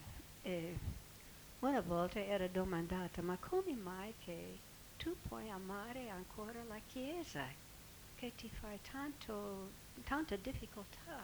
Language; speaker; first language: Italian; non-native, fluent; English